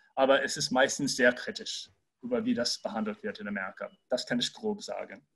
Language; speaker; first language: German; non-native, fluent; English